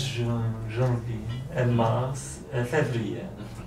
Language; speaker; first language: French; non-native, learner; Polish